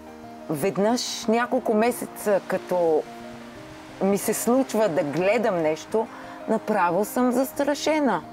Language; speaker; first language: Bulgarian; non-native, fluent; Hebrew